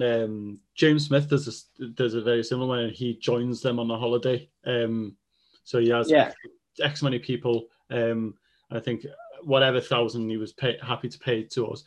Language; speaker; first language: English; non-native, local second language; Welsh